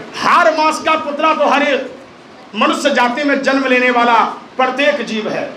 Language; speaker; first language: Hindi; native; Hindi